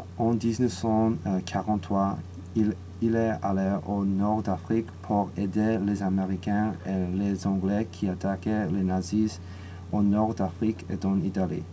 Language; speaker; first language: French; non-native, learner; English